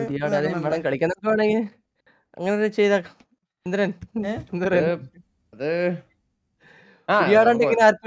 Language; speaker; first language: Malayalam; native; Malayalam